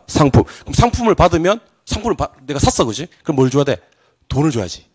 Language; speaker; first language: Korean; native; Korean